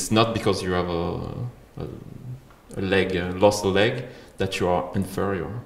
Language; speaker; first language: English; non-native, fluent; French